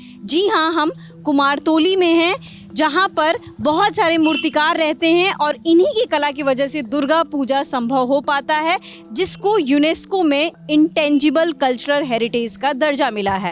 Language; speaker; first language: Hindi; native; Hindi